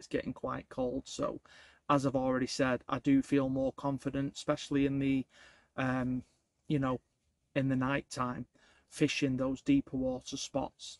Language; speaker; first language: English; native; English